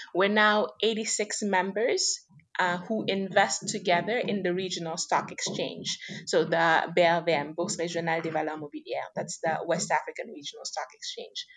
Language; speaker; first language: English; non-native, fluent; French